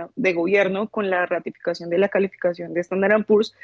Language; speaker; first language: Spanish; native; Spanish